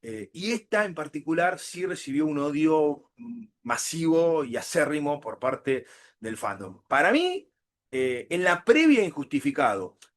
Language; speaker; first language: Spanish; native; Spanish